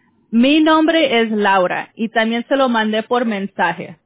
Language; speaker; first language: Spanish; early bilingual, heritage; Spanish